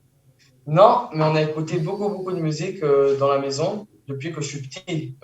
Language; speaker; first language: French; early bilingual, heritage; French